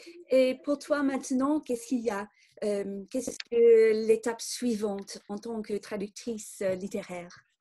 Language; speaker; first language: French; non-native, fluent; English